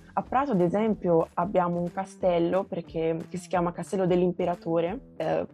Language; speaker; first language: Italian; early bilingual, other home language; Portuguese